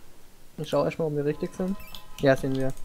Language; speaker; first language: German; native; German